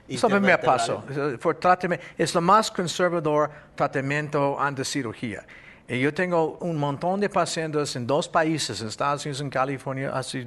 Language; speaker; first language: Spanish; non-native, fluent; English